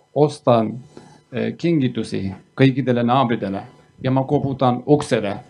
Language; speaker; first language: Estonian; non-native, fluent; Turkish